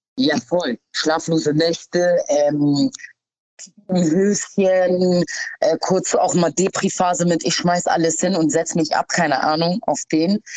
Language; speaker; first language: German; early bilingual, other home language; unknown